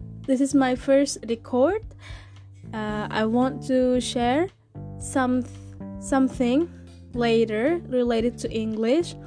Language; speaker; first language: English; non-native, fluent; Indonesian